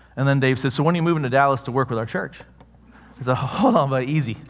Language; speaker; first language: English; native; English